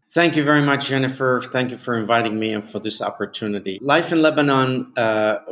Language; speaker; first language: English; non-native, fluent; Arabic